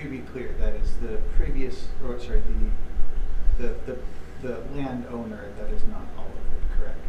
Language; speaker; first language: English; native; English